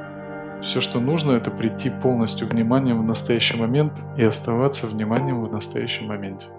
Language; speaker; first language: Russian; native; Russian